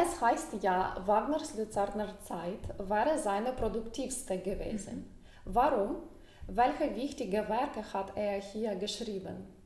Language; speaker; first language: German; non-native, fluent; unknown